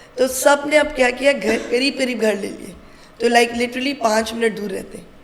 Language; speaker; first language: Urdu; native; Urdu